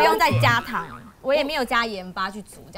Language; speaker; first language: Chinese; native; Chinese